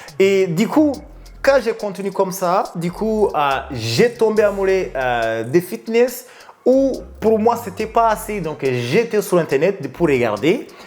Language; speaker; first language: French; non-native, local second language; Kinyarwanda